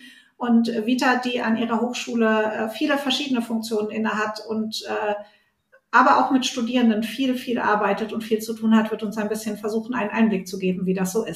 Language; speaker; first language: German; native; German